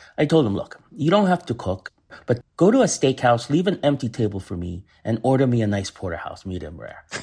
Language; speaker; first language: English; early bilingual, other home language; Korean